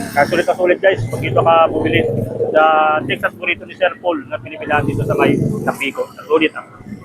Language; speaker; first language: Filipino; native; Filipino